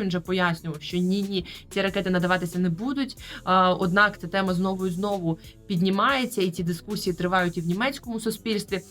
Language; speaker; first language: Ukrainian; native; Ukrainian